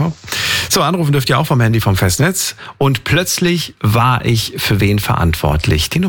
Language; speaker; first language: German; native; German